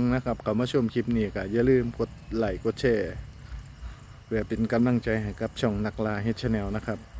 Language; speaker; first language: Thai; non-native, local second language; Northeastern Thai